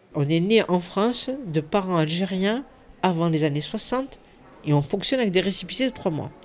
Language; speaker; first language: French; early bilingual, other home language; Arabic